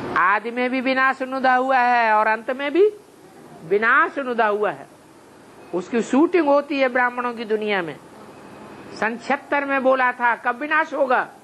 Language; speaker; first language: Hindi; native; Hindi